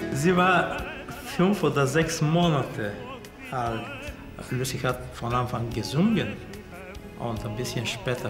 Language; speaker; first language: German; non-native, learner; Bulgarian